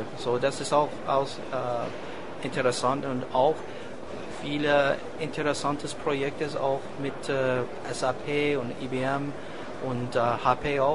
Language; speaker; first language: German; non-native, learner; English